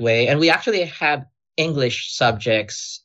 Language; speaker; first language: English; non-native, local second language; Filipino